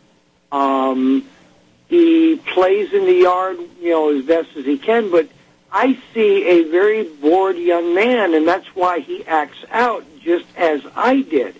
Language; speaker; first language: English; native; English